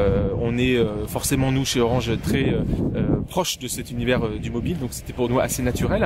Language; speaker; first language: French; native; French